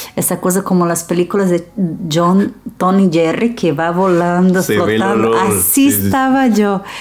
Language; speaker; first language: Spanish; early bilingual, other home language; Portuguese